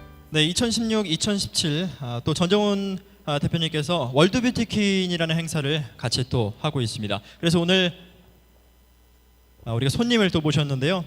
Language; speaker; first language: Korean; native; Korean